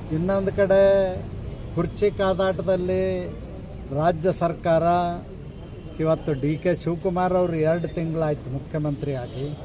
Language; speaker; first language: Kannada; non-native, local second language; Lambadi